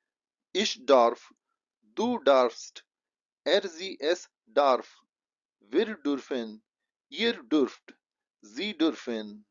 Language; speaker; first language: German; non-native, fluent; Hindi